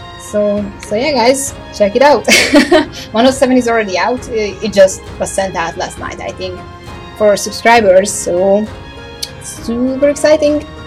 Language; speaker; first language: English; non-native, fluent; Hungarian